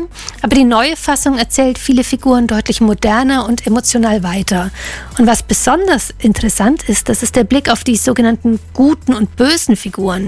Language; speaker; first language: German; native; German